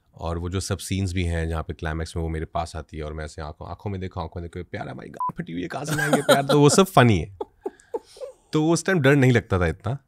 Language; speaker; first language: Hindi; native; Hindi